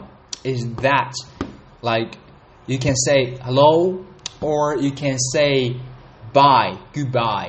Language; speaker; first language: English; non-native, learner; Chinese